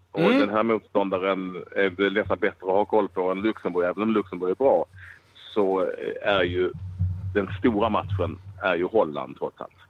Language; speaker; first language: Swedish; native; Swedish